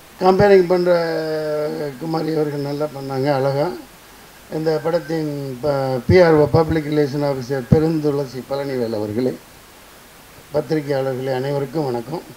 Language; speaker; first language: Tamil; native; Tamil